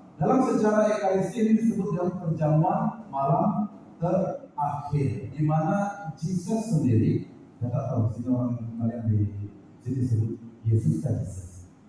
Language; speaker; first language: Indonesian; native; Indonesian